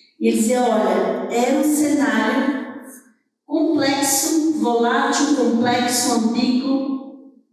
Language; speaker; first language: Portuguese; native; Portuguese